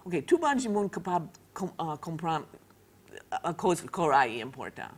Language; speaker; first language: Haitian Creole; non-native, fluent; English